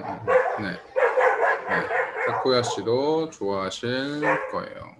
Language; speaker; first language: Korean; early bilingual, heritage; Korean